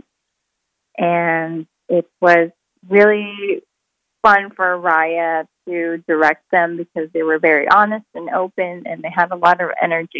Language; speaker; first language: English; non-native, local second language; Filipino